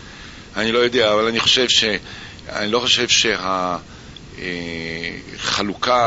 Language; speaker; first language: Hebrew; non-native, learner; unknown